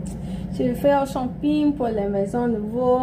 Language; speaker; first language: French; non-native, learner; English